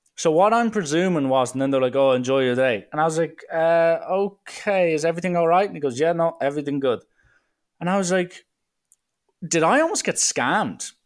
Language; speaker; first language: English; native; English